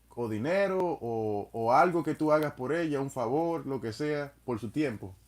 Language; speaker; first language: Spanish; non-native, fluent; English